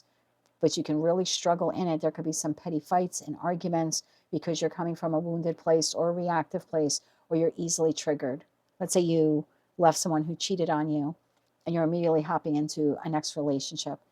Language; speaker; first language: English; native; English